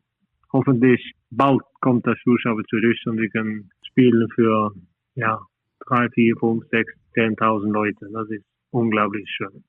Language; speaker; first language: German; non-native, fluent; Norwegian